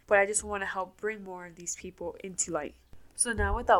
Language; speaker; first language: English; native; English